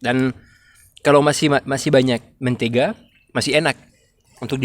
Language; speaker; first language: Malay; non-native, fluent; French